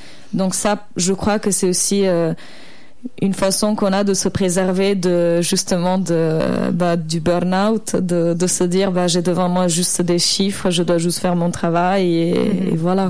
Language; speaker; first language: French; native; French